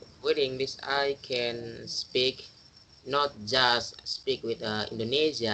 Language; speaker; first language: English; non-native, learner; Indonesian